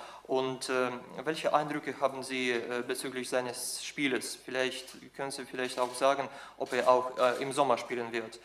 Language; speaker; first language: German; non-native, fluent; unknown